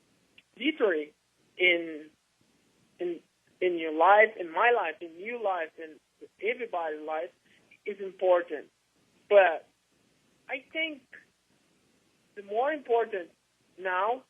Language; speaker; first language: English; non-native, learner; Portuguese